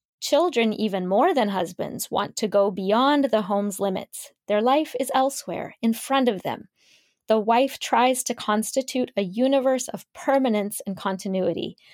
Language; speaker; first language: English; native; English